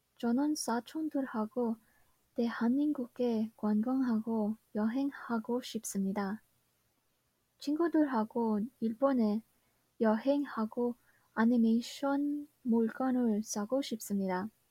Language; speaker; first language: Korean; non-native, learner; English